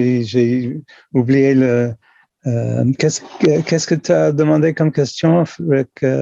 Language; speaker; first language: French; non-native, local second language; English